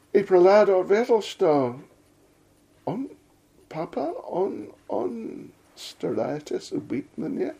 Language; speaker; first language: Russian; non-native, fluent; English